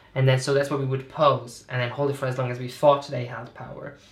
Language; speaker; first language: English; non-native, fluent; Portuguese